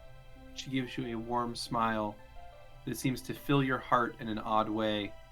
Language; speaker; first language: English; native; English